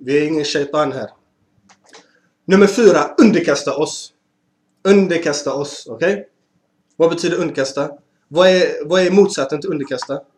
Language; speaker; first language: Swedish; early bilingual, other home language; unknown